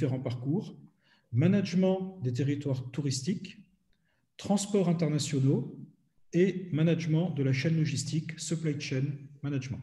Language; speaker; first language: French; native; French